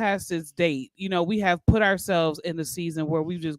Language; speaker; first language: English; native; English